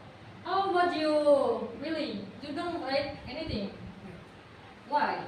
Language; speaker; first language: English; non-native, fluent; Indonesian